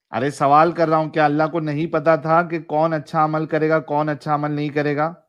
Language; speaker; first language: Hindi; native; Hindi